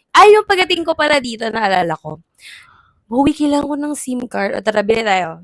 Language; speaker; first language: Filipino; native; Filipino